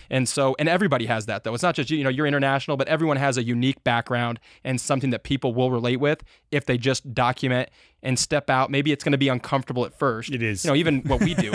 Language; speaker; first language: English; native; English